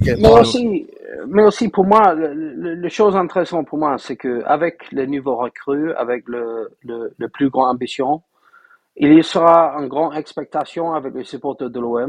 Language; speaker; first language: French; non-native, fluent; English